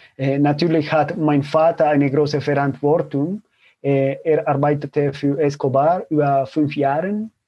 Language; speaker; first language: German; non-native, fluent; Spanish